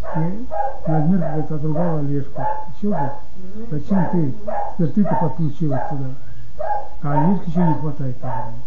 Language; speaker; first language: Russian; non-native, local second language; Crimean Tatar